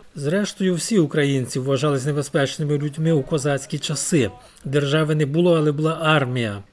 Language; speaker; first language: Ukrainian; native; Ukrainian